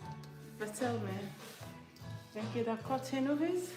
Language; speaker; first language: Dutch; non-native, fluent; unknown